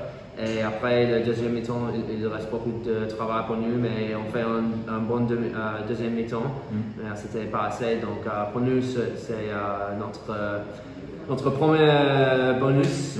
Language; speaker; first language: French; non-native, learner; English